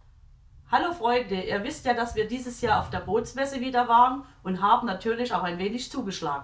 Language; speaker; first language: German; native; German